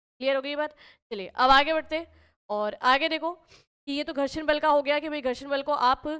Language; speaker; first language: Hindi; native; Hindi